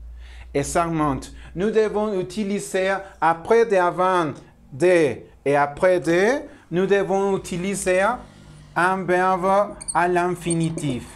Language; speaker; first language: French; non-native, learner; Spanish